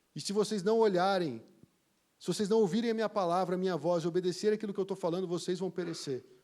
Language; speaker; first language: Portuguese; native; Portuguese